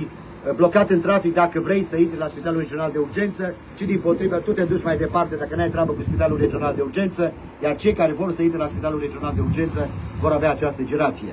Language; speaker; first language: Romanian; native; Romanian